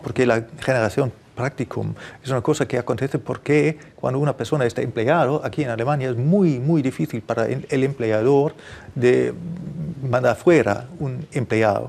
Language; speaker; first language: Spanish; non-native, fluent; German